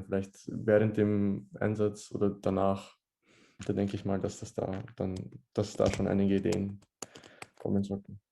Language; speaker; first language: German; early bilingual, other home language; Bosnian